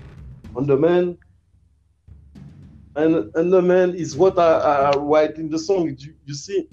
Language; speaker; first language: English; non-native, learner; French